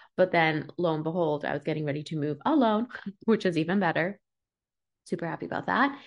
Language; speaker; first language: English; early bilingual, other home language; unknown